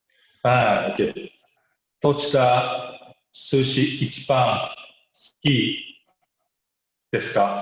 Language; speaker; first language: Japanese; non-native, learner; English